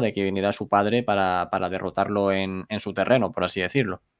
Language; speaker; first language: Spanish; native; Spanish